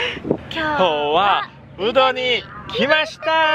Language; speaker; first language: Japanese; non-native, learner; Korean